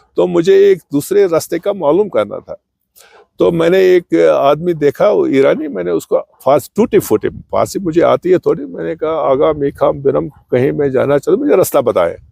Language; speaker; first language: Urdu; non-native, local second language; Kashmiri